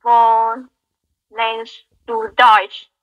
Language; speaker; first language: German; non-native, learner; Vietnamese